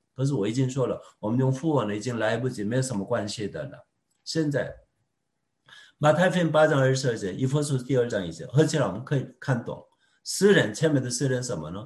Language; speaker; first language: Chinese; non-native, fluent; Korean